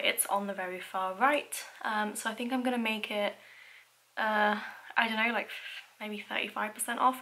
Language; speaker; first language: English; native; English